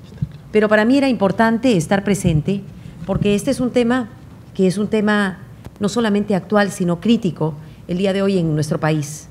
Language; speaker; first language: Spanish; native; Spanish